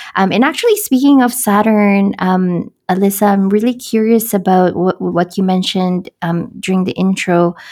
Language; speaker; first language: English; non-native, local second language; Filipino